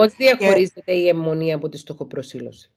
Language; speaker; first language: Greek; native; Greek